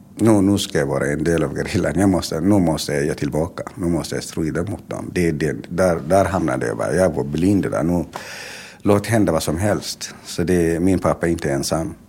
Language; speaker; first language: Swedish; non-native, fluent; Tigrinya